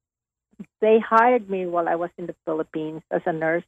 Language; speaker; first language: English; non-native, local second language; Hiligaynon